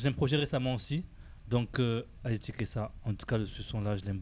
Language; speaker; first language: French; native; French